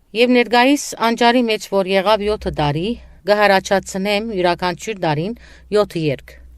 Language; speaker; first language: Armenian; early bilingual, heritage; Armenian